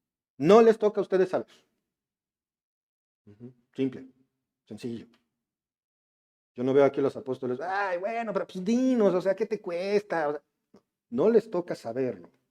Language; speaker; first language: Spanish; native; Spanish